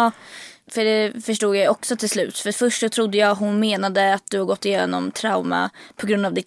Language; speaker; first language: Swedish; native; Swedish